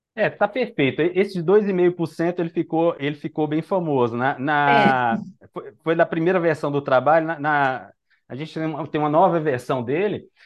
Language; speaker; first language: Portuguese; native; Portuguese